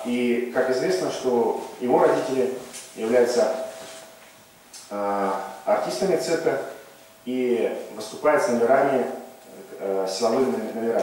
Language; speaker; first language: Russian; native; Russian